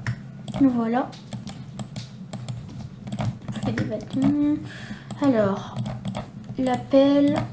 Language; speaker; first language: French; native; French